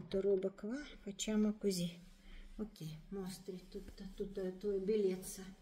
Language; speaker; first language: Italian; non-native, learner; Russian